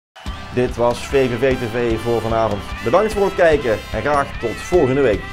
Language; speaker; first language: Dutch; native; Dutch